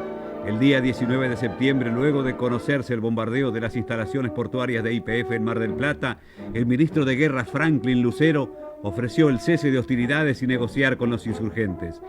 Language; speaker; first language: Spanish; native; Spanish